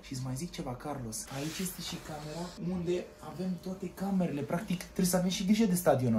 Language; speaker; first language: Romanian; native; Romanian